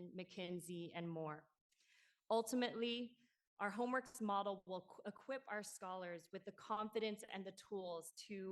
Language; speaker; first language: English; non-native, local second language; Cantonese